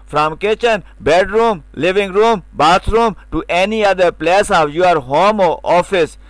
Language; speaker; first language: English; non-native, local second language; Urdu